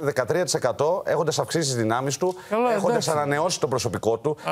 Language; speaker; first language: Greek; native; Greek